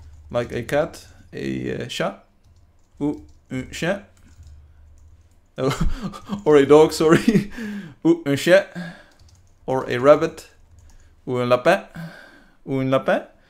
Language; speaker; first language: French; non-native, learner; Dutch